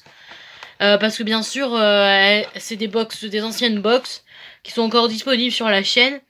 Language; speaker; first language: French; native; French